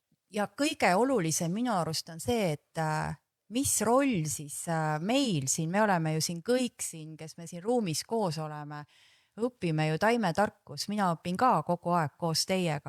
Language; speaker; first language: Estonian; native; Estonian